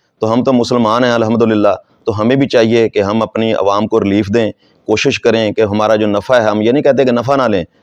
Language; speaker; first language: Urdu; non-native, local second language; Saraiki